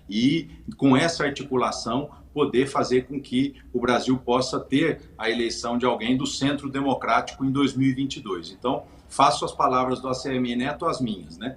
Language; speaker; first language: Portuguese; native; Portuguese